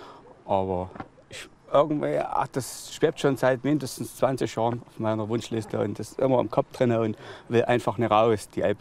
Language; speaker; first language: German; native; German